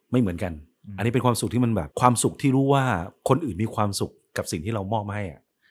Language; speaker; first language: Thai; native; Thai